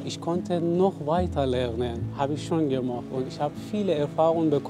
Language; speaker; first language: German; non-native, learner; Persian